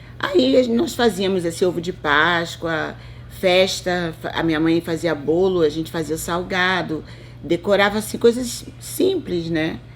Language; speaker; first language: Portuguese; native; Portuguese